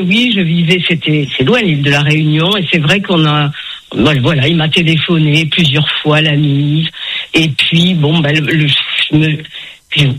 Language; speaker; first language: French; native; French